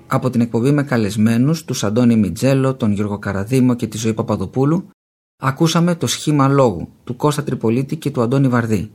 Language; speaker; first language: Greek; native; Greek